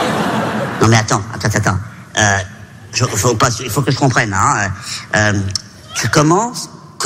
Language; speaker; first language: French; native; French